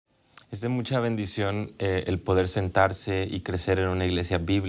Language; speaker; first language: Spanish; native; Spanish